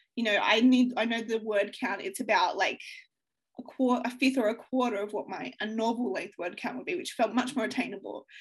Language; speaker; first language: English; native; English